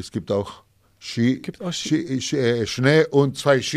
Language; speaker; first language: German; non-native, fluent; Greek